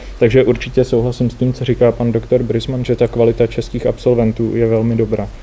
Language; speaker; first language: Czech; native; Czech